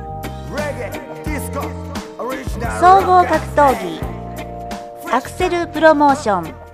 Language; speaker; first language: Japanese; native; Japanese